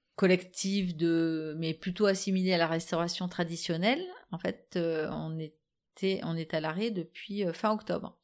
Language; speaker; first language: French; native; French